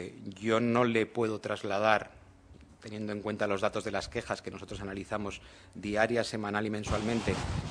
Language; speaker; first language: Spanish; native; Spanish